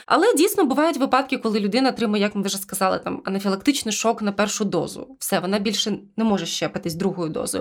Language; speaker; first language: Ukrainian; native; Ukrainian